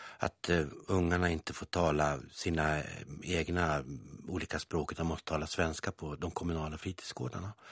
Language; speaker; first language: Swedish; native; Swedish